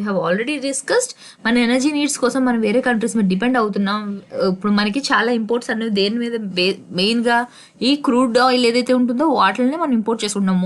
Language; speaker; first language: Telugu; native; Telugu